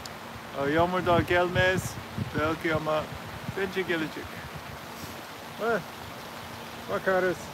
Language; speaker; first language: Turkish; non-native, learner; English